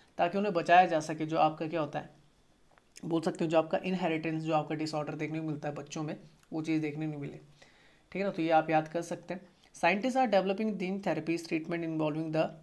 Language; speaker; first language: Hindi; native; Hindi